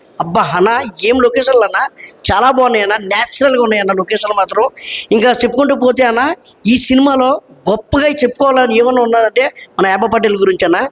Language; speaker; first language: Telugu; native; Telugu